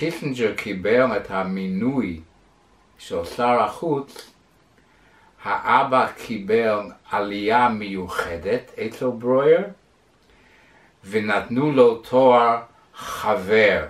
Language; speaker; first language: Hebrew; non-native, fluent; English